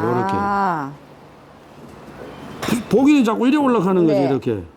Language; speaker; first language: Korean; native; Korean